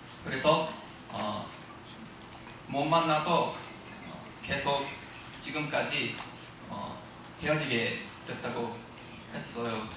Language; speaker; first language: Korean; non-native, fluent; English